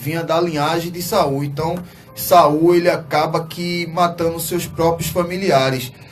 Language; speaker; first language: Portuguese; native; Portuguese